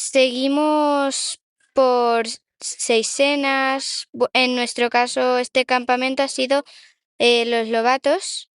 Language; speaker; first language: Spanish; native; Spanish